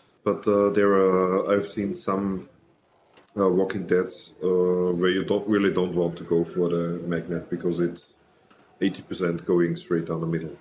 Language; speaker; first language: English; non-native, fluent; German